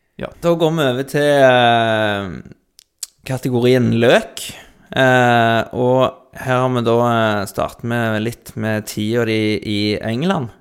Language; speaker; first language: Norwegian; native; Norwegian